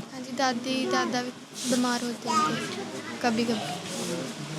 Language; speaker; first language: Hindi; non-native, local second language; Punjabi